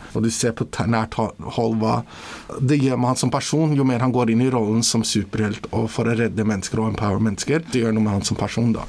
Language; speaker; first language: Norwegian; early bilingual, other home language; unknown